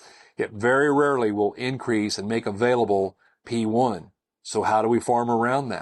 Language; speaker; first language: English; native; English